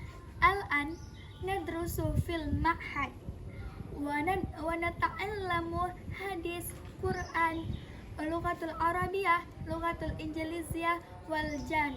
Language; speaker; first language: Arabic; non-native, learner; Indonesian